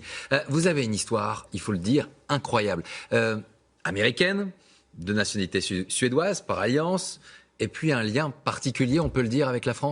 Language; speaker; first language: French; native; French